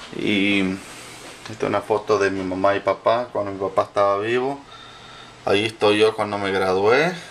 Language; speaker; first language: Spanish; native; Spanish